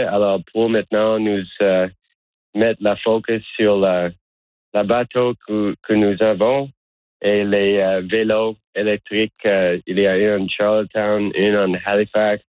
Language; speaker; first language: French; non-native, learner; English